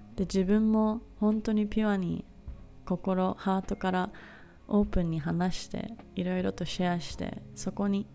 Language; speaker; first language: Japanese; native; Japanese